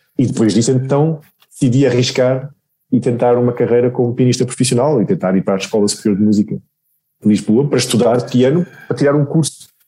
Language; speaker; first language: Portuguese; native; Portuguese